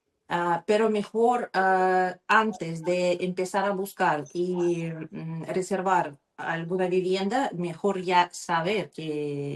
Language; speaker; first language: Spanish; non-native, learner; Russian